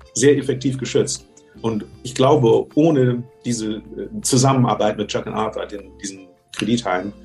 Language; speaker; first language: German; native; German